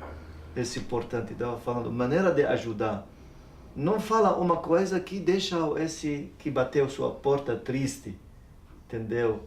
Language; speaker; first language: Portuguese; non-native, learner; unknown